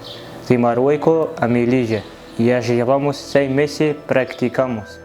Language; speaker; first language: Spanish; non-native, learner; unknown